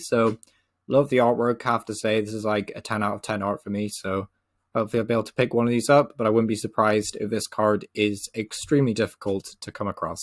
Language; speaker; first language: English; native; English